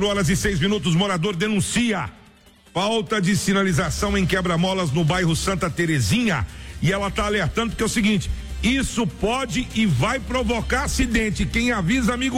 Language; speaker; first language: Portuguese; native; Portuguese